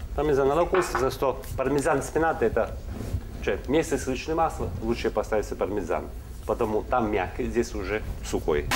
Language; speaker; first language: Russian; non-native, learner; Italian